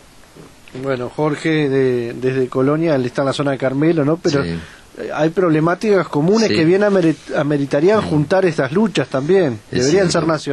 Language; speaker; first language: Spanish; native; Spanish